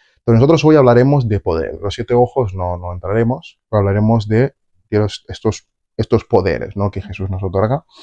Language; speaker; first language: Spanish; native; Spanish